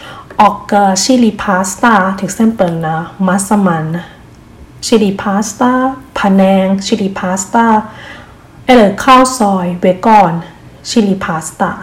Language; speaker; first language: Swedish; non-native, learner; Thai